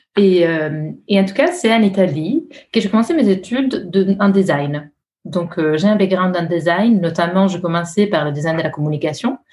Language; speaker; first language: French; non-native, fluent; Italian